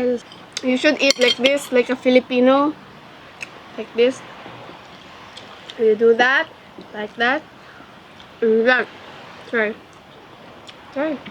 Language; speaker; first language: English; non-native, learner; Cebuano